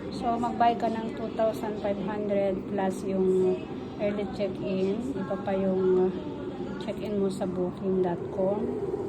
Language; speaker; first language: Filipino; non-native, local second language; Iloko